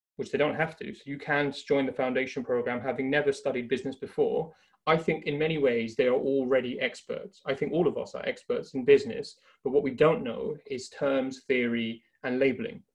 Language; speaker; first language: English; native; English